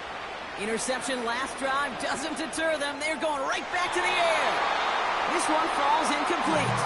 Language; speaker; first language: English; native; English